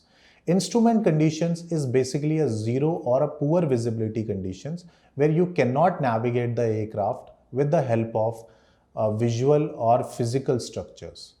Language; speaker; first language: English; non-native, local second language; Hindi